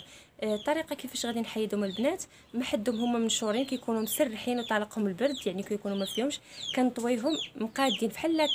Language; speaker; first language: Arabic; native; Arabic